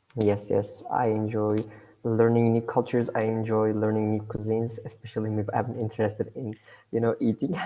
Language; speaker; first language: English; non-native, fluent; Turkish